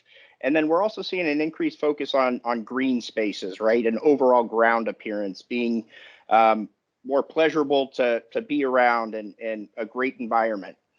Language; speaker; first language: English; native; English